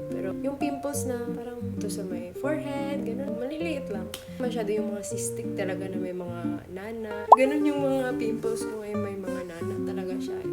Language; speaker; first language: Filipino; non-native, local second language; Hiligaynon